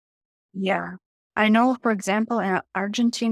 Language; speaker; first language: English; non-native, learner; Russian